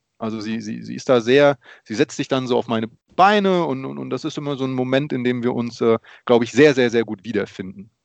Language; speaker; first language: German; early bilingual, other home language; Polish